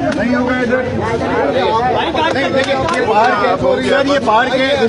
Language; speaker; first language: Urdu; native; Urdu